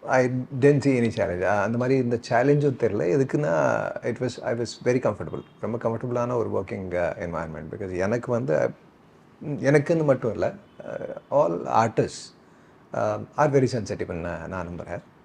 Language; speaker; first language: Tamil; non-native, local second language; Kannada